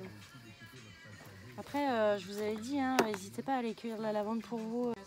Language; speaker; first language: French; native; French